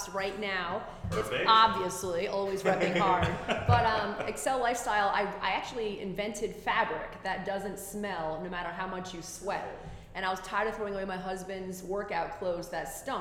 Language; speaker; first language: English; native; English